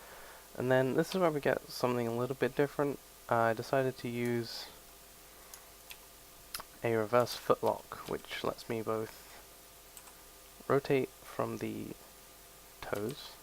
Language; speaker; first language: English; native; English